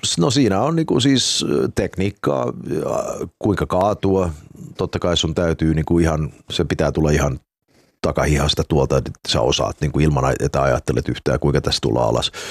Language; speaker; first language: Finnish; early bilingual, heritage; Finnish